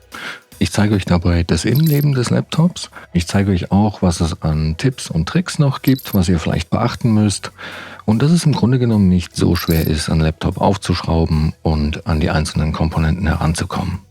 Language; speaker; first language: German; native; German